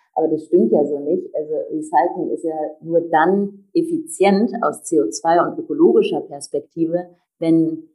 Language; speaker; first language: German; native; German